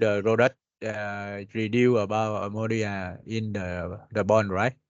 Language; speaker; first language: English; non-native, learner; Vietnamese